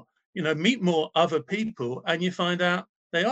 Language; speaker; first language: English; native; English